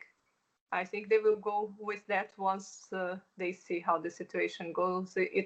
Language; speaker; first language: English; non-native, fluent; Portuguese